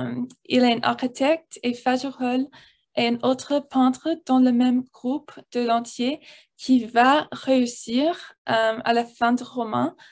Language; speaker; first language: French; non-native, learner; English